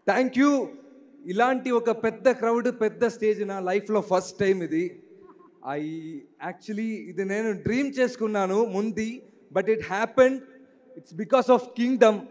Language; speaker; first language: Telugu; non-native, learner; Malayalam